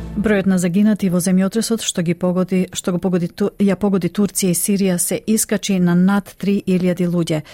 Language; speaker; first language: Macedonian; native; Macedonian